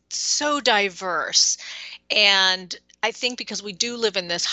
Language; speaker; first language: English; native; English